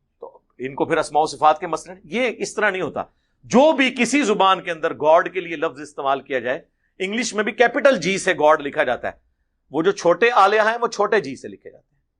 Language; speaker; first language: Urdu; non-native, local second language; Punjabi